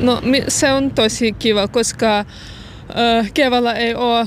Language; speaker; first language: Finnish; non-native, learner; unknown